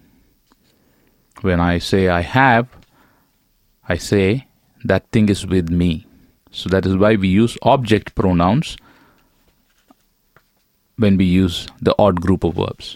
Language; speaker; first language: English; non-native, local second language; Tamil